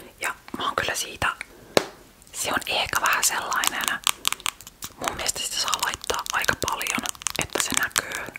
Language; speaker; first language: Finnish; native; Finnish